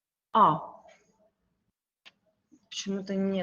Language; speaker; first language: Russian; native; Russian